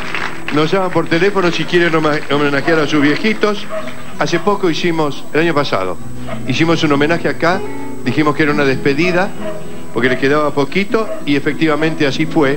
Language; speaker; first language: Spanish; native; Spanish